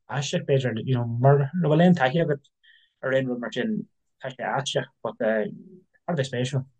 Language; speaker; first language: Irish; non-native, local second language; English